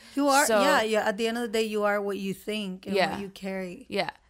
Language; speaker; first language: English; early bilingual, other home language; Arabic